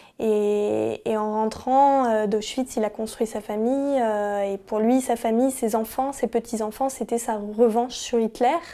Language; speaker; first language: French; native; French